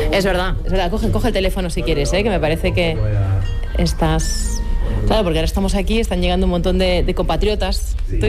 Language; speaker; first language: Spanish; native; Spanish